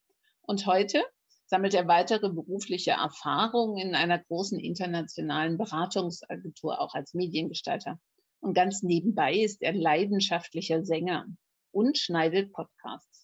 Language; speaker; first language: German; native; German